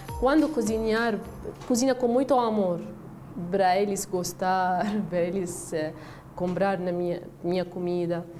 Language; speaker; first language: Portuguese; non-native, learner; Arabic